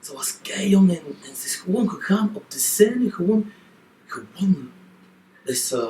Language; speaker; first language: Dutch; non-native, local second language; French